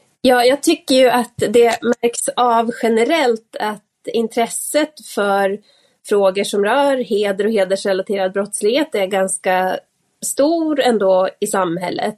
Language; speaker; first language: Swedish; native; Swedish